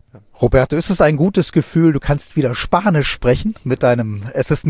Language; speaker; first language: German; native; German